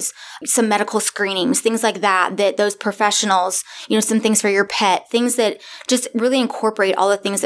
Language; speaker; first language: English; native; English